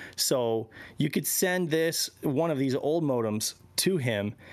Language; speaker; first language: English; native; English